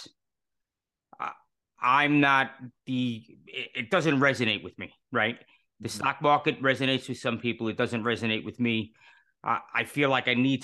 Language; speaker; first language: English; native; English